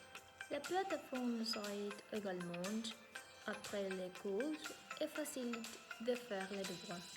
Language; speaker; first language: French; non-native, learner; Spanish